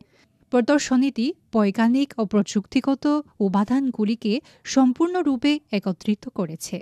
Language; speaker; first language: Bangla; non-native, fluent; Chinese